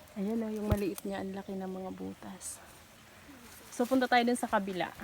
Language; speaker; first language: Filipino; non-native, local second language; Waray